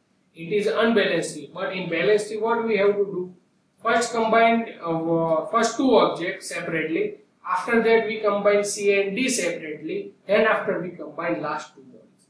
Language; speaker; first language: English; non-native, local second language; Gujarati